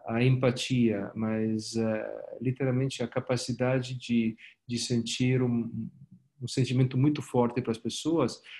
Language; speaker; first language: Portuguese; non-native, fluent; Italian